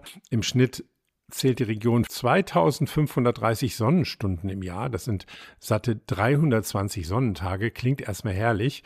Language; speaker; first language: German; native; German